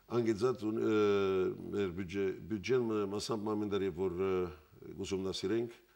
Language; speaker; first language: Armenian; early bilingual, heritage; Armenian